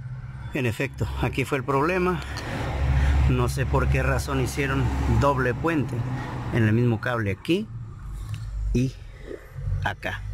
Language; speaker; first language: Spanish; native; Spanish